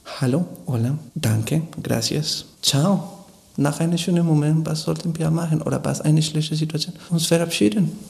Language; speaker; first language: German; non-native, fluent; Spanish